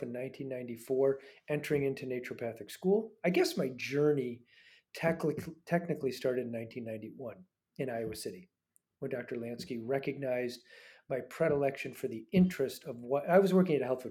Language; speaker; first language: English; native; English